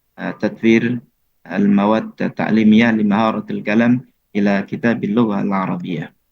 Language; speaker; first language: Arabic; non-native, fluent; Indonesian